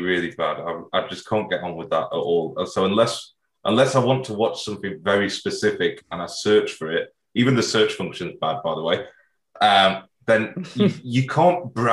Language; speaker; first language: English; native; English